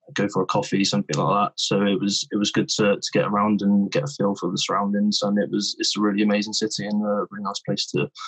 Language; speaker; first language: English; native; English